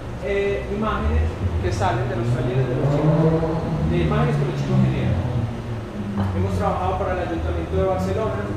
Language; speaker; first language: Spanish; native; Spanish